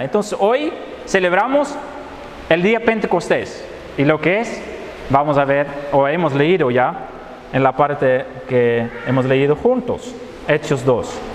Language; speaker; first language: Spanish; non-native, fluent; Dutch